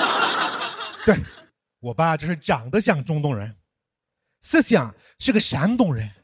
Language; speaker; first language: Chinese; non-native, fluent; English